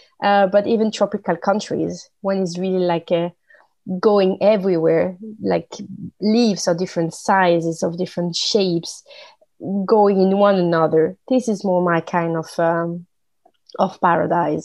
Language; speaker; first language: English; non-native, fluent; French